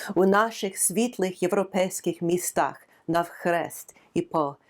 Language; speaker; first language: Ukrainian; non-native, fluent; English